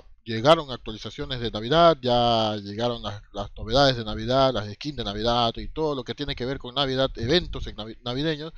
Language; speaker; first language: Spanish; native; Spanish